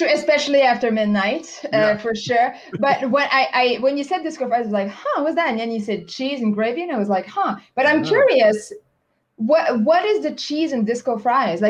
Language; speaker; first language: English; non-native, fluent; French